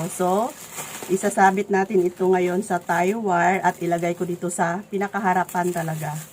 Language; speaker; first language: Filipino; non-native, local second language; Cebuano